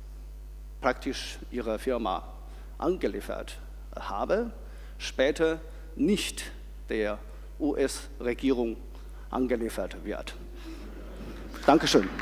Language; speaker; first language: German; non-native, fluent; Chinese